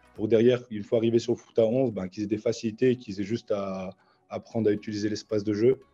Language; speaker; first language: French; native; French